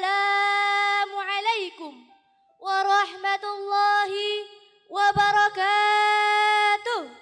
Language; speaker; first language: Arabic; non-native, learner; Indonesian